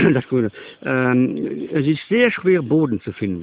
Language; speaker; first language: German; non-native, local second language; Luxembourgish